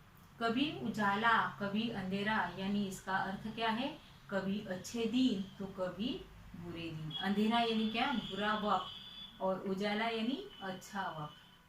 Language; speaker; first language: Hindi; non-native, local second language; Marathi